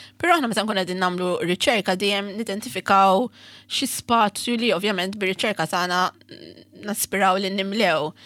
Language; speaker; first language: Maltese; native; Maltese